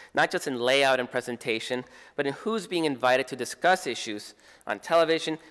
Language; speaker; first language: English; native; English